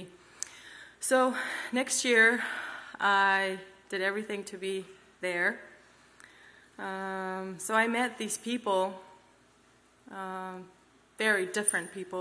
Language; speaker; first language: English; non-native, fluent; Kazakh